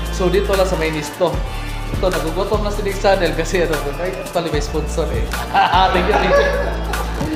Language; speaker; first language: Filipino; non-native, local second language; Cebuano